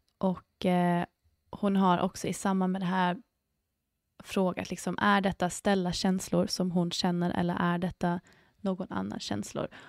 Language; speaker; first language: Swedish; early bilingual, other home language; English